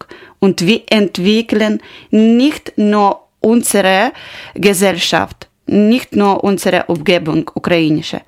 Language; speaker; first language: German; non-native, learner; Ukrainian